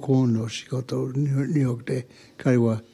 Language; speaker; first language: Japanese; non-native, learner; English